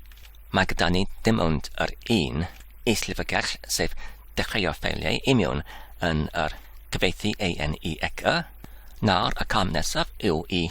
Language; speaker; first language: Welsh; non-native, learner; Polish